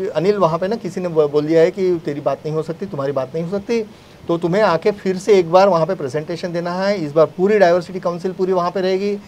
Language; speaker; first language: Hindi; native; Hindi